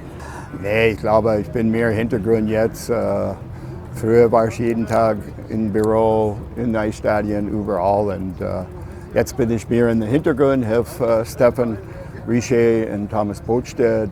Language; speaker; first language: German; non-native, fluent; English